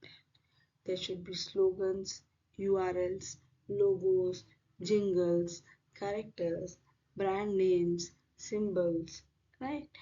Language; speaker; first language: English; non-native, local second language; Hindi